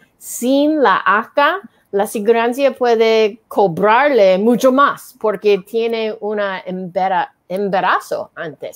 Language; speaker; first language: Spanish; non-native, learner; English